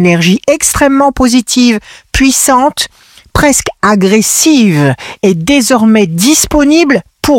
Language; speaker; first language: French; native; French